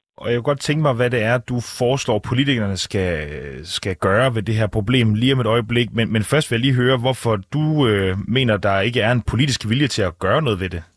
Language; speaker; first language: Danish; native; Danish